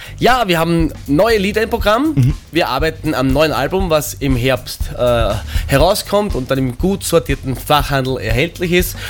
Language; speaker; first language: German; native; German